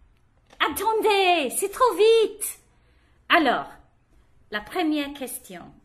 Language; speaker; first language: French; non-native, learner; English